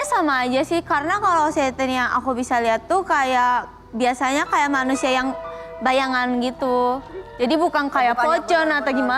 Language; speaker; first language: Indonesian; non-native, fluent; Japanese